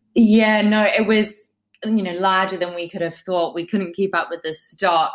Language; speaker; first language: English; native; English